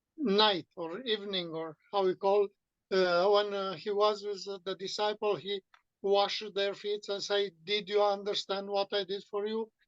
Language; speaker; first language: English; non-native, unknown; Romanian